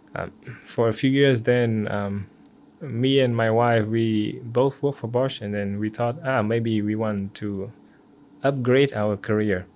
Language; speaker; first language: English; non-native, fluent; Vietnamese